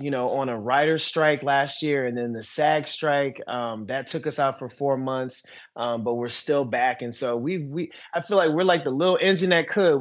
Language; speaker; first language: English; native; English